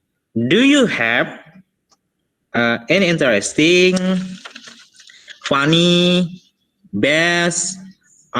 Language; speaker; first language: English; non-native, learner; Indonesian